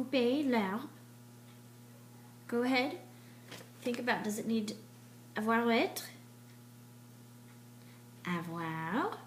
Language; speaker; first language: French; non-native, fluent; English